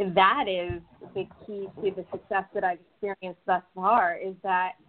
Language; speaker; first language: English; native; English